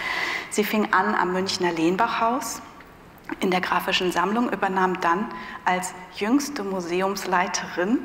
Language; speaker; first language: German; native; German